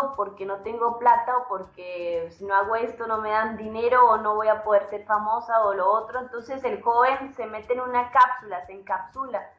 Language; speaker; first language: Spanish; native; Spanish